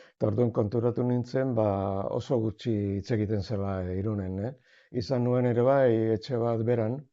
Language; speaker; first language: Basque; native; Basque